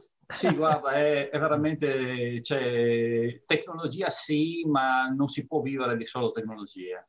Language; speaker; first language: Italian; native; Italian